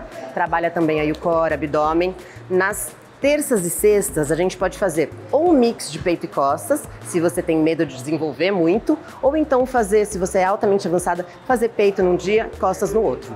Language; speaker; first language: Portuguese; native; Portuguese